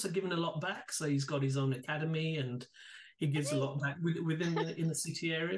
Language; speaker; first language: English; native; English